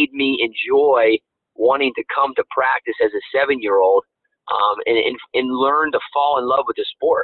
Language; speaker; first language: English; native; English